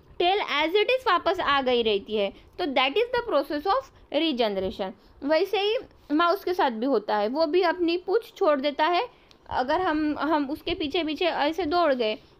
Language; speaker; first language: Hindi; non-native, local second language; Marathi